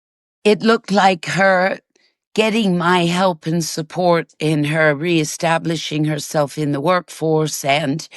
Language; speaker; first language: English; native; English